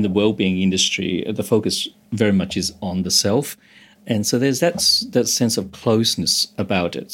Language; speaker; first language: English; non-native, local second language; Cantonese